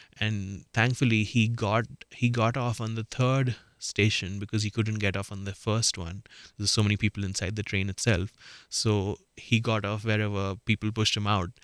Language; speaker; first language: English; non-native, local second language; Marathi